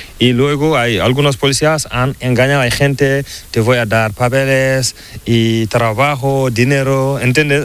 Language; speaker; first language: Spanish; non-native, learner; Fula